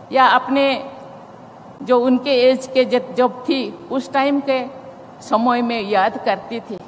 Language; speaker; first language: Hindi; non-native, local second language; Santali